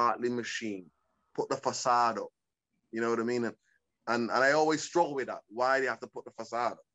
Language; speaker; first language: English; early bilingual, other home language; Somali